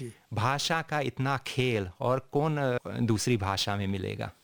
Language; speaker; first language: Hindi; non-native, fluent; Hungarian